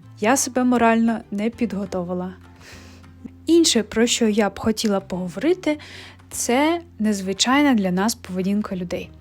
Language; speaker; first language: Ukrainian; native; Ukrainian